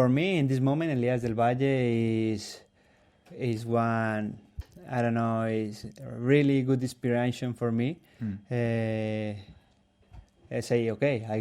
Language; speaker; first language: English; non-native, learner; Spanish